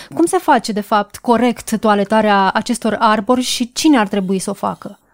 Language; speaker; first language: Romanian; native; Romanian